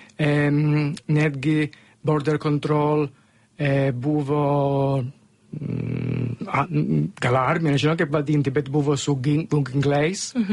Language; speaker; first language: Lithuanian; non-native, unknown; Italian